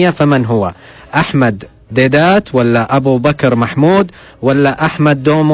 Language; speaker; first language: Arabic; native; Arabic